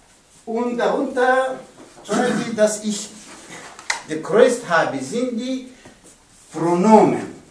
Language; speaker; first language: German; non-native, learner; Pashto